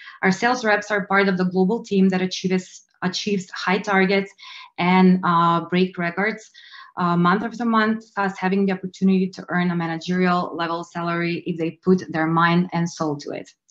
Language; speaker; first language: English; non-native, fluent; Macedonian